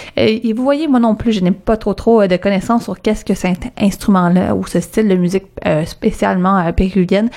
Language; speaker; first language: French; early bilingual, other home language; Arabic